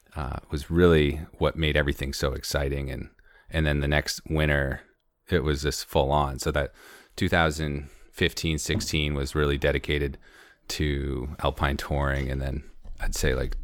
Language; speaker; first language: English; native; English